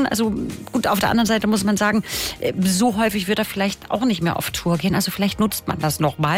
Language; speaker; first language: German; native; German